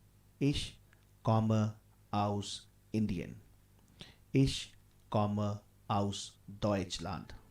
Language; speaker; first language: German; non-native, fluent; Hindi